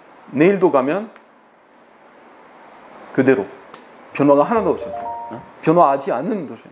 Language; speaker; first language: Korean; non-native, fluent; French